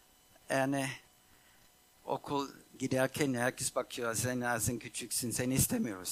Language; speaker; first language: Turkish; non-native, fluent; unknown